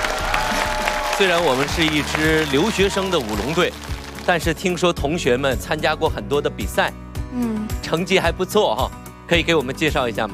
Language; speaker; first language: Chinese; native; Chinese